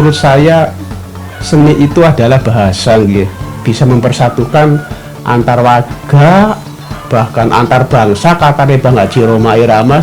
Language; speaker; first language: Indonesian; non-native, local second language; Javanese